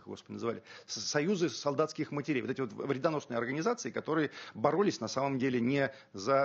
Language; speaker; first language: Russian; native; Russian